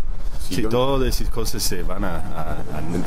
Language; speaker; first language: Spanish; early bilingual, heritage; Spanish